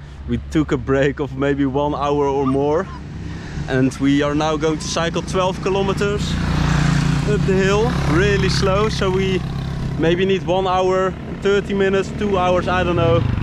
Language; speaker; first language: English; non-native, fluent; Dutch